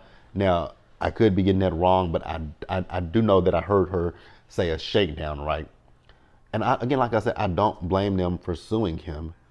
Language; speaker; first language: English; native; English